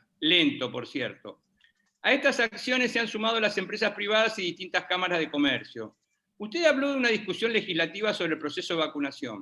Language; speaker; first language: Spanish; native; Spanish